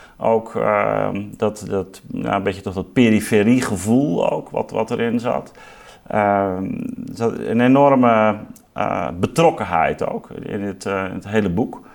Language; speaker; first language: Dutch; native; Dutch